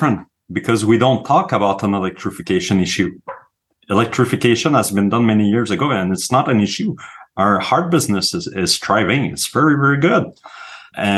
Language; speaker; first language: English; non-native, fluent; French